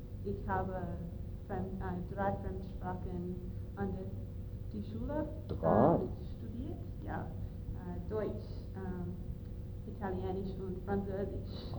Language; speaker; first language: German; non-native, learner; English